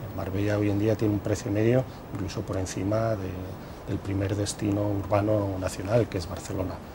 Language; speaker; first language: Spanish; native; Spanish